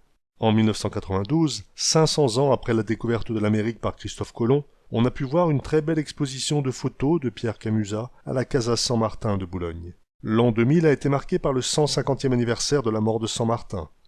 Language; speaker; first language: French; native; French